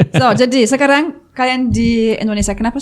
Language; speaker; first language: Indonesian; non-native, fluent; German